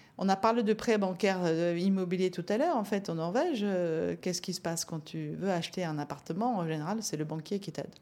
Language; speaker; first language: French; non-native, fluent; Norwegian